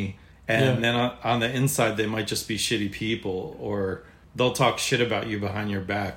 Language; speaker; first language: English; native; English